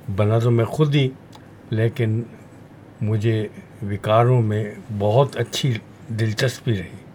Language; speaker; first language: Hindi; non-native, local second language; Punjabi